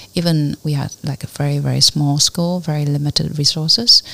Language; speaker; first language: English; non-native, learner; Chinese